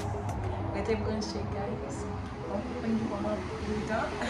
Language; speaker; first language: French; non-native, learner; Haitian Creole